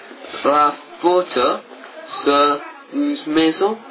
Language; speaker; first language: French; non-native, learner; English